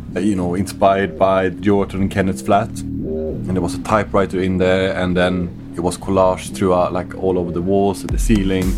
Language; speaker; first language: English; non-native, fluent; Swedish